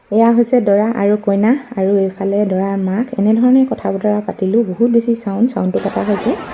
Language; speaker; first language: Assamese; native; Assamese